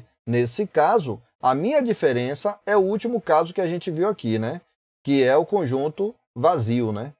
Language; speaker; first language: Portuguese; native; Portuguese